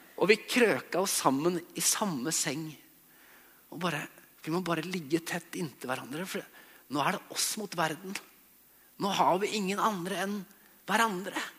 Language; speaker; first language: Norwegian; native; Norwegian